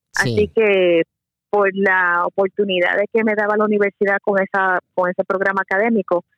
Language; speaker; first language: Spanish; native; Spanish